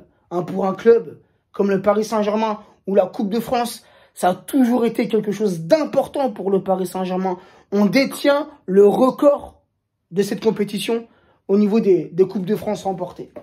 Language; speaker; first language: French; native; French